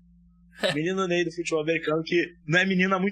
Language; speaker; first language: Portuguese; native; Portuguese